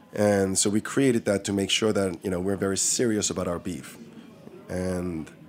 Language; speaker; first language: English; early bilingual, other home language; Korean